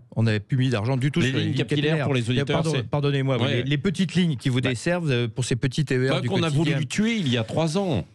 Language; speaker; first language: French; native; French